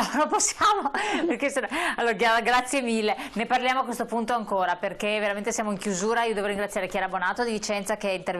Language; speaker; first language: Italian; native; Italian